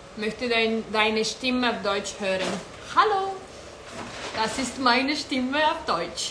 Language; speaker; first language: German; non-native, fluent; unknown